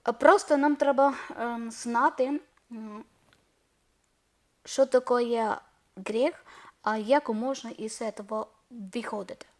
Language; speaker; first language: Ukrainian; non-native, learner; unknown